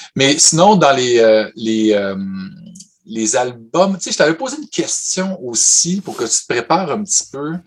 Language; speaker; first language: French; native; French